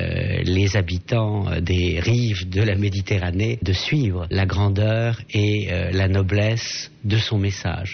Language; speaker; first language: French; native; French